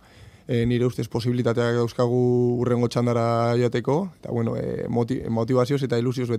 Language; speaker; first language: Basque; non-native, local second language; Spanish